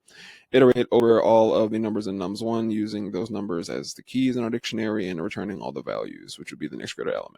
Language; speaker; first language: English; native; English